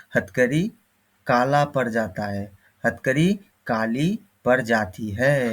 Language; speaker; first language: Hindi; non-native, local second language; Bangla